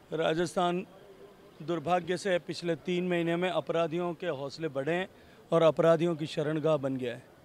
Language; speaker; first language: Hindi; native; Hindi